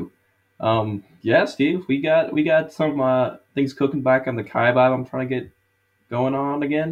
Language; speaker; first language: English; native; English